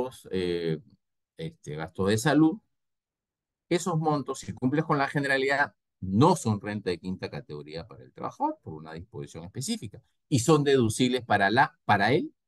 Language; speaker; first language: Spanish; native; Spanish